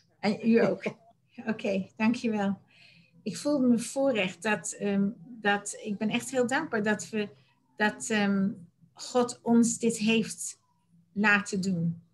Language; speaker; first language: Dutch; native; Dutch